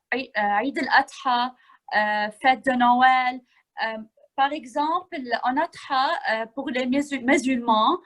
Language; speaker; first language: French; non-native, fluent; Arabic